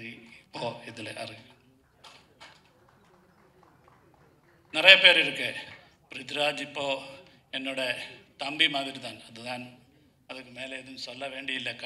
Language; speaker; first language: Tamil; non-native, learner; Malayalam